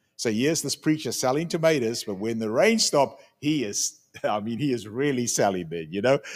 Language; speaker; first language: English; native; English